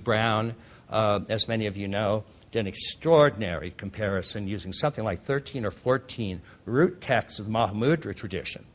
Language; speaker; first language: English; native; English